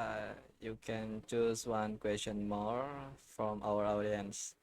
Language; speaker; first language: English; non-native, learner; Indonesian